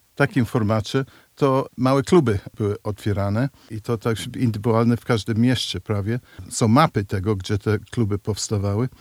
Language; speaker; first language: Polish; non-native, fluent; English